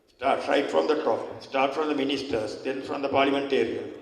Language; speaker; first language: English; non-native, local second language; Sinhala